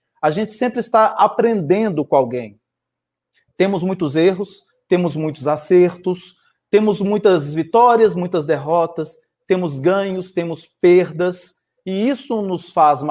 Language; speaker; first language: Portuguese; native; Portuguese